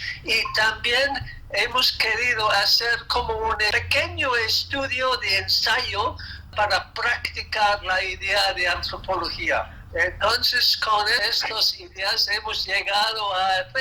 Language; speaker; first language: Spanish; non-native, fluent; English